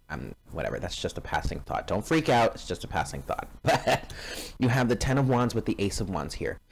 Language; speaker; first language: English; native; English